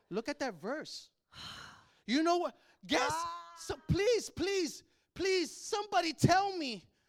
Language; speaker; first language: English; native; English